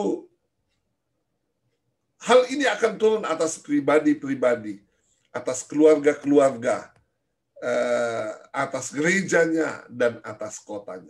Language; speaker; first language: Indonesian; native; Indonesian